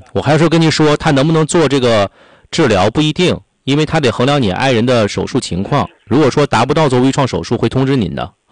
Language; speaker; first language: Chinese; native; Chinese